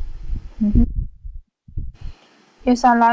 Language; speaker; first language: English; non-native, learner; Chinese